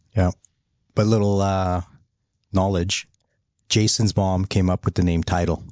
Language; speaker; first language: English; early bilingual, other home language; Polish